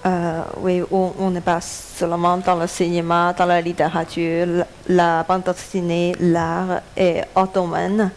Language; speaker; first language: French; non-native, learner; Chinese